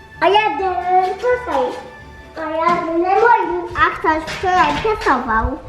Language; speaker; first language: Polish; early bilingual, heritage; Polish